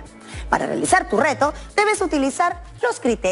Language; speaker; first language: Spanish; native; Spanish